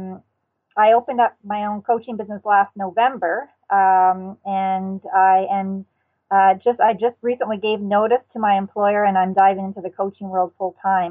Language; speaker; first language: English; native; English